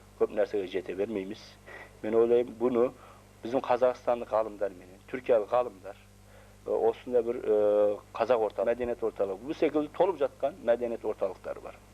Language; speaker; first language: Kazakh; early bilingual, heritage; Kazakh